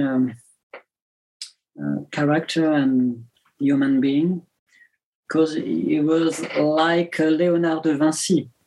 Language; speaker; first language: English; non-native, learner; French